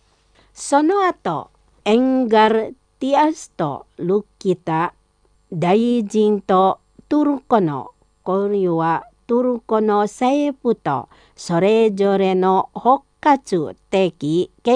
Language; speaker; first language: Japanese; non-native, fluent; Indonesian